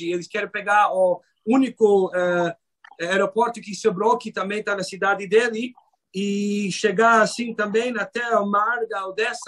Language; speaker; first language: Portuguese; non-native, fluent; Hebrew